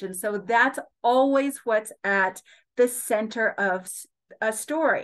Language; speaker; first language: English; native; English